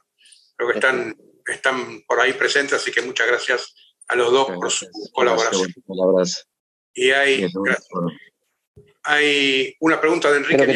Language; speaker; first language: Spanish; native; Spanish